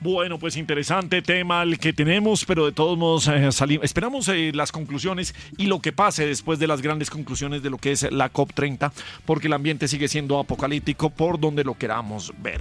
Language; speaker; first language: Spanish; native; Spanish